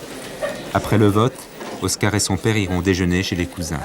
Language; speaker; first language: French; native; French